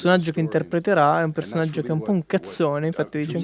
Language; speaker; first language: Italian; native; Italian